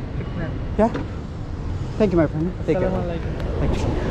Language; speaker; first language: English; non-native, local second language; Filipino